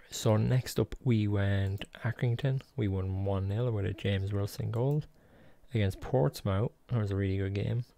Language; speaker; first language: English; native; English